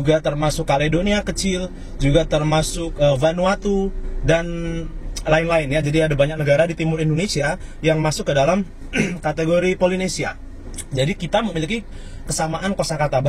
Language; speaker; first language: Indonesian; native; Indonesian